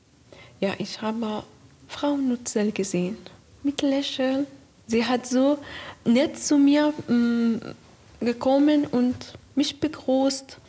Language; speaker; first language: German; non-native, learner; Persian